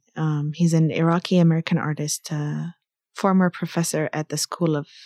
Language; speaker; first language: English; early bilingual, other home language; Arabic